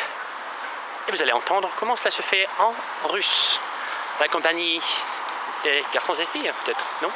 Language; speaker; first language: French; non-native, fluent; Russian